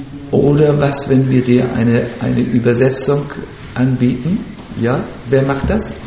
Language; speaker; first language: German; native; German